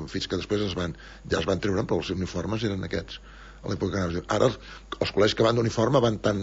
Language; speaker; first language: Catalan; native; Catalan